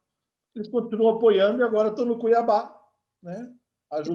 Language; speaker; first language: Portuguese; native; Portuguese